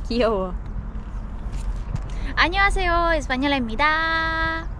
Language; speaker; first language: Korean; non-native, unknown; Spanish